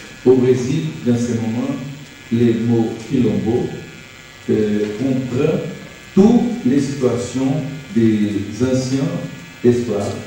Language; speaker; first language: French; non-native, learner; Portuguese